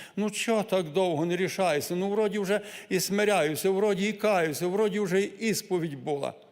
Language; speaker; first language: Ukrainian; native; Ukrainian